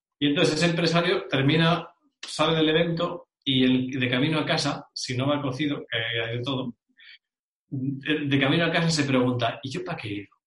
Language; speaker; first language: Spanish; native; Spanish